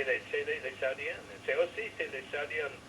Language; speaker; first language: French; non-native, learner; English